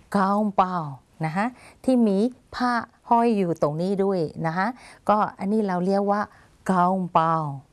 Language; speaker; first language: Thai; non-native, fluent; Burmese